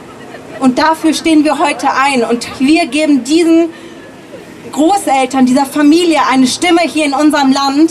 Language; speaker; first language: German; early bilingual, other home language; Punjabi